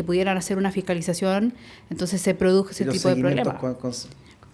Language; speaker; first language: Spanish; native; Spanish